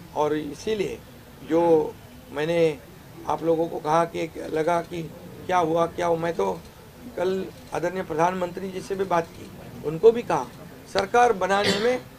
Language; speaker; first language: Hindi; non-native, local second language; Marathi